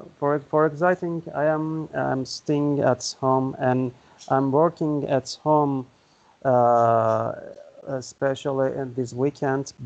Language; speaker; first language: English; non-native, learner; Turkish